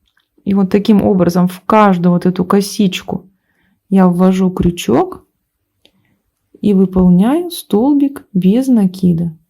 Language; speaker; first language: Russian; native; Russian